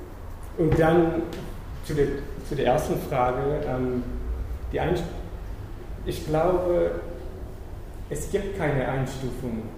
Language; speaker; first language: German; non-native, fluent; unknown